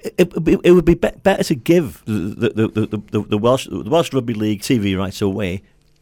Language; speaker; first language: English; native; English